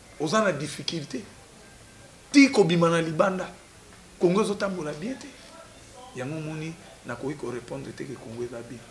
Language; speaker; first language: Lingala; native; Lingala